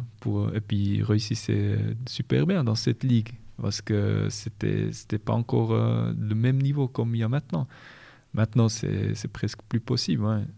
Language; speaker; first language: French; non-native, local second language; German